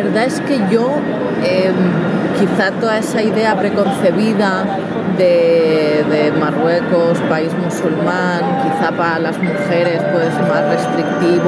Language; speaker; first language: Spanish; native; Spanish